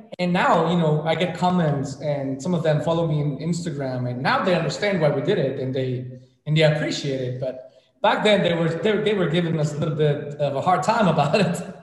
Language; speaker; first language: English; non-native, fluent; Spanish